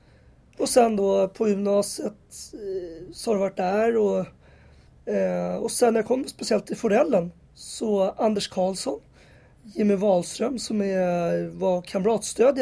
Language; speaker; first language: Swedish; native; Swedish